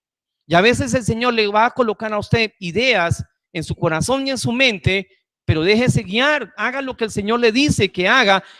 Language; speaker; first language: Spanish; native; Spanish